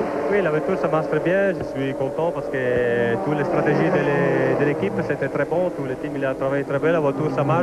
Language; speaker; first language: French; non-native, learner; Italian